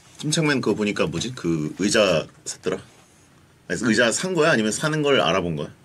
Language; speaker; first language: Korean; native; Korean